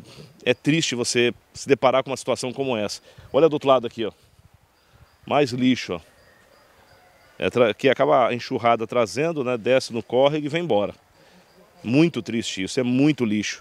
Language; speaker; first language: Portuguese; native; Portuguese